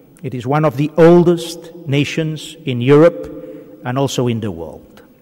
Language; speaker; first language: English; non-native, fluent; Catalan